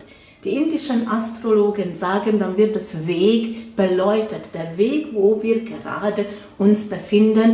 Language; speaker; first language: German; non-native, fluent; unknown